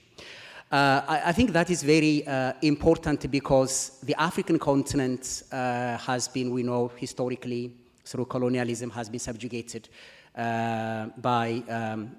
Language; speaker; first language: English; non-native, fluent; Amharic